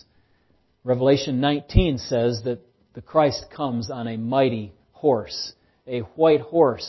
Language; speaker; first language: English; native; English